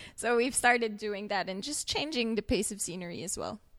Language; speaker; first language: English; non-native, local second language; Filipino